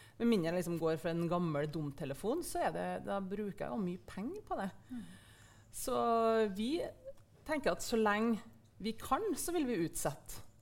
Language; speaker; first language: Norwegian; native; Norwegian